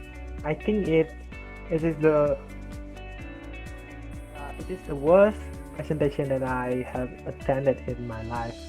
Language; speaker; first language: English; non-native, learner; Indonesian